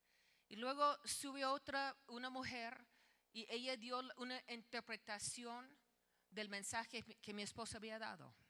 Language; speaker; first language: Spanish; non-native, fluent; English